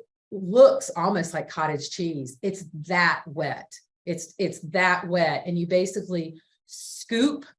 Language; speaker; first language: English; native; English